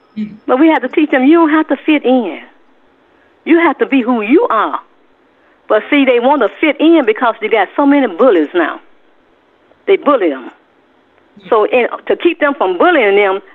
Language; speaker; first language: English; native; English